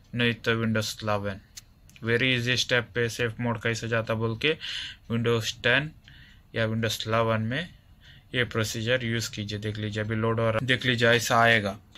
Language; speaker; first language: Hindi; non-native, local second language; Kannada